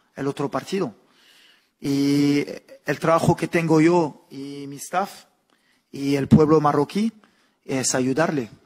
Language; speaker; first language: Spanish; non-native, fluent; Arabic